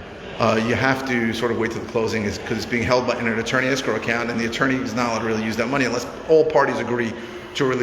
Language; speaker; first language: English; native; English